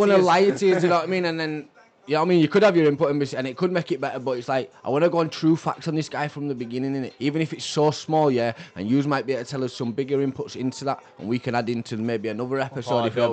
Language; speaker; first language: English; native; English